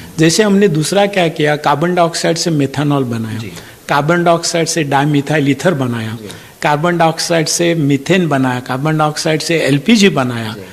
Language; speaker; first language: Hindi; non-native, local second language; Marathi